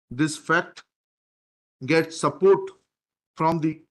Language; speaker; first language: English; non-native, local second language; Hindi